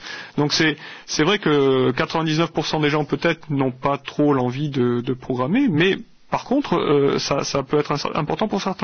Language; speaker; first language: French; native; French